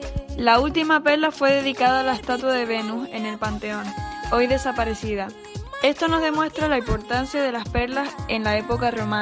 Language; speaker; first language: Spanish; native; Spanish